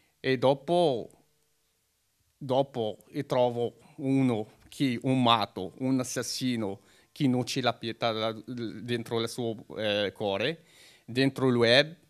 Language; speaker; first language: Italian; non-native, learner; Arabic